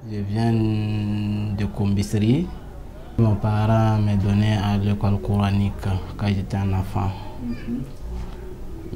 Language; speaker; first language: French; non-native, learner; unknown